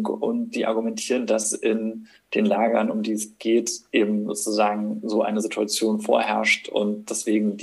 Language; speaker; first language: German; native; German